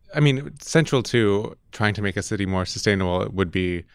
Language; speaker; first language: English; native; English